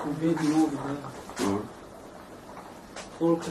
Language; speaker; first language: Russian; non-native, learner; Tajik